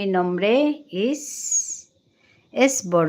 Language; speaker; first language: Spanish; non-native, learner; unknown